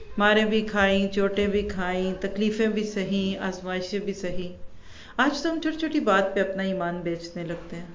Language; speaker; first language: Urdu; native; Urdu